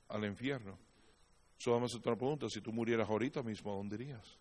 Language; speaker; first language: Spanish; native; Spanish